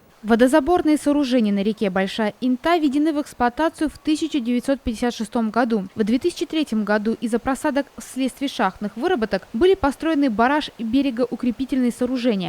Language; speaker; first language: Russian; native; Russian